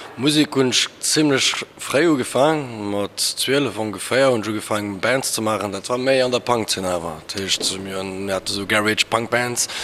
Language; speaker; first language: Luxembourgish; early bilingual, other home language; Portuguese